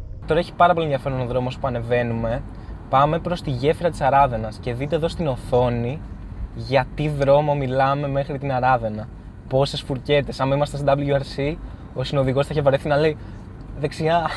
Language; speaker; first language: Greek; native; Greek